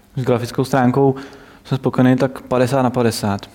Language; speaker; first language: Czech; native; Czech